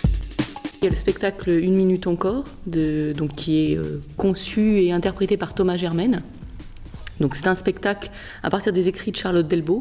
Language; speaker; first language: French; native; French